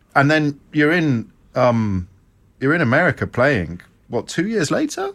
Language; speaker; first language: English; native; English